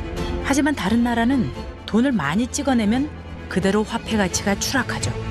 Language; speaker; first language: Korean; native; Korean